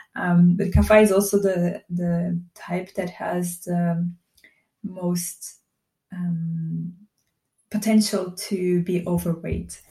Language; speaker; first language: English; non-native, fluent; Dutch